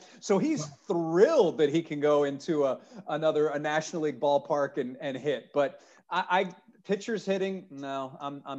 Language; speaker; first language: English; native; English